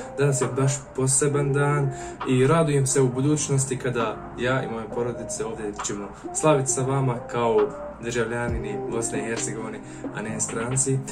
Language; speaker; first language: Serbian; non-native, fluent; Arabic